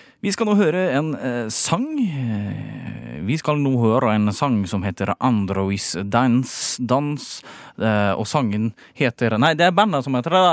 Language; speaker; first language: Norwegian; native; Norwegian